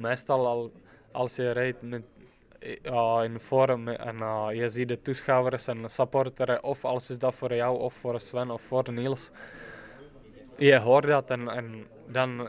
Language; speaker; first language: Dutch; non-native, fluent; Czech